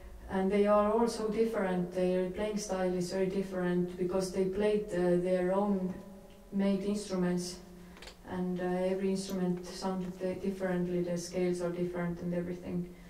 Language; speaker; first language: English; non-native, fluent; Estonian